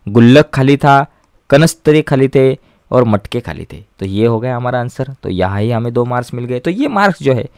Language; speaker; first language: Hindi; non-native, local second language; Marathi